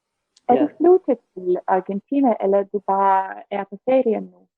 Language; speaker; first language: Danish; non-native, learner; Russian